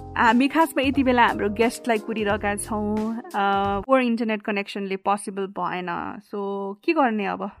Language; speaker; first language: Nepali; native; Nepali